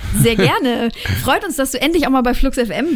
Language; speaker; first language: German; native; German